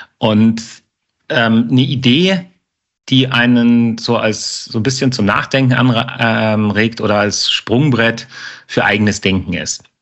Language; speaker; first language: German; native; German